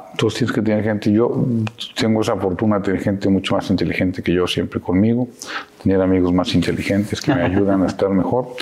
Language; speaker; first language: Spanish; native; Spanish